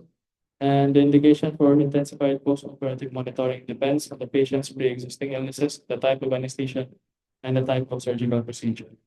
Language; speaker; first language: English; non-native, local second language; Filipino